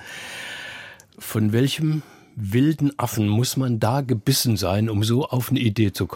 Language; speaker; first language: German; native; German